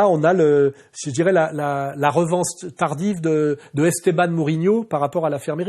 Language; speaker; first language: French; native; French